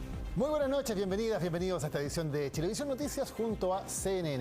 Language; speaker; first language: Spanish; native; Spanish